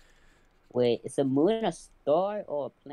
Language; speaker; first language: English; native; English